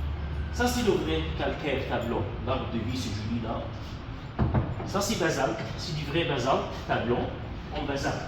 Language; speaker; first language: French; non-native, local second language; Arabic